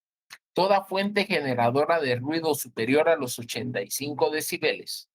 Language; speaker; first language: Spanish; native; Spanish